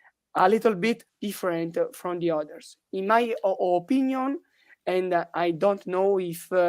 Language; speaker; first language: English; non-native, learner; Italian